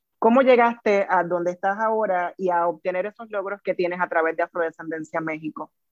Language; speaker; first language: Spanish; native; Spanish